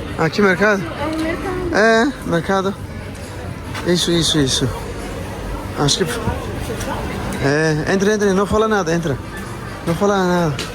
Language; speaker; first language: Portuguese; non-native, learner; Turkish